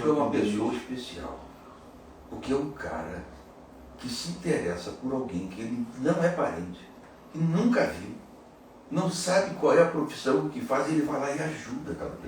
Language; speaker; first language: Portuguese; native; Portuguese